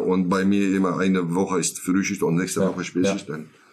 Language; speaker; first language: German; non-native, learner; Kurdish